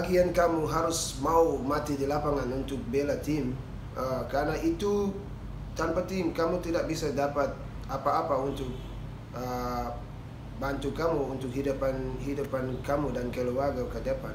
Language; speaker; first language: Indonesian; non-native, fluent; English